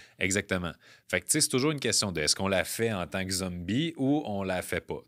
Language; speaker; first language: French; native; French